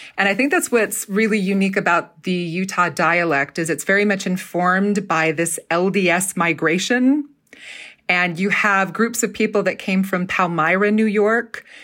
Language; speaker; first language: English; native; English